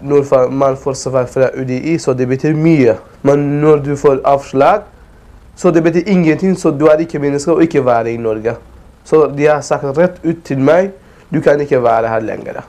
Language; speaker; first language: Norwegian; non-native, learner; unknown